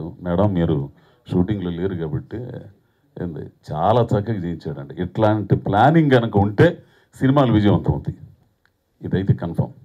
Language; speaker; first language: Telugu; native; Telugu